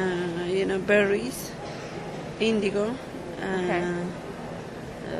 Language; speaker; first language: English; non-native, learner; Spanish